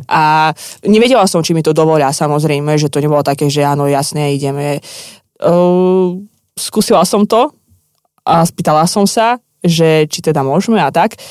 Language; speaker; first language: Slovak; non-native, fluent; Russian